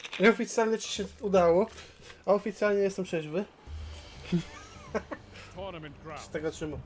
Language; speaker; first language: Polish; native; Polish